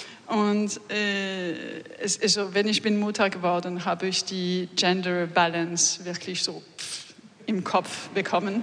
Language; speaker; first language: German; non-native, learner; French